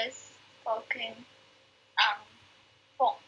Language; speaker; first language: English; non-native, learner; Chinese